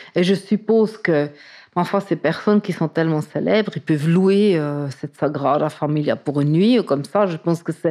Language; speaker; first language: French; native; French